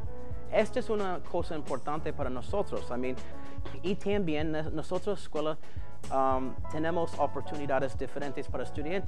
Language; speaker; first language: Spanish; non-native, learner; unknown